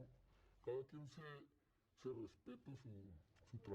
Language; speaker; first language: Spanish; native; Spanish